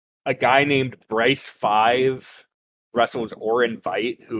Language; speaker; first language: English; native; English